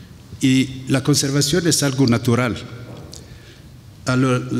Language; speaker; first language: Spanish; non-native, fluent; Arabic